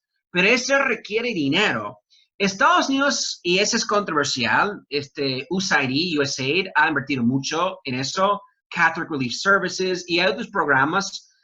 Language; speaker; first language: Spanish; non-native, fluent; English